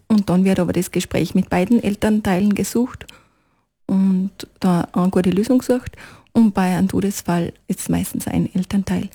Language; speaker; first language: German; native; German